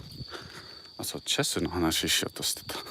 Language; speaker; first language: Japanese; non-native, fluent; English